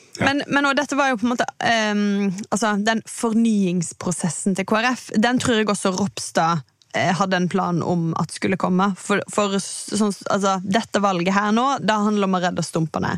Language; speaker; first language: Norwegian; native; Norwegian